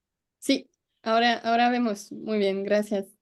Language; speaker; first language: Spanish; non-native, fluent; French